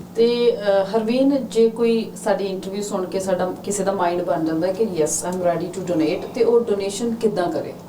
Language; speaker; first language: Punjabi; native; Punjabi